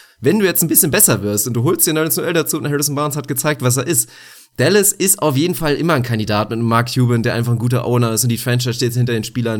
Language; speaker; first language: German; native; German